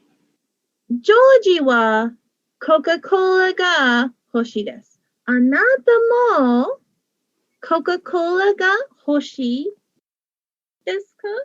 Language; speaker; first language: Japanese; non-native, fluent; English